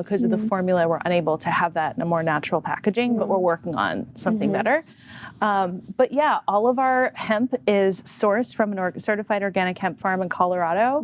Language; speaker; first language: English; native; English